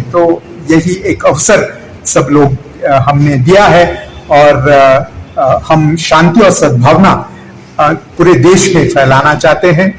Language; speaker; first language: Hindi; non-native, local second language; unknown